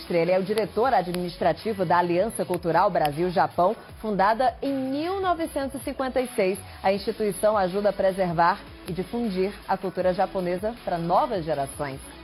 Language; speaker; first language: Portuguese; native; Portuguese